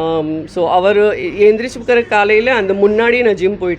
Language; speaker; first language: Tamil; non-native, local second language; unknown